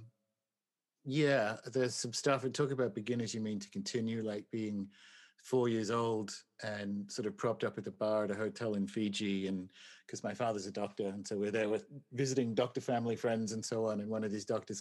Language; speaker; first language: English; native; English